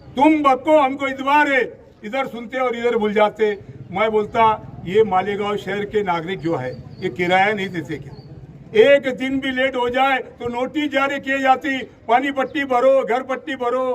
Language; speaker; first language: Hindi; non-native, local second language; Urdu